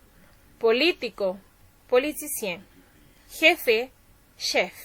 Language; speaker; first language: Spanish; non-native, fluent; Haitian Creole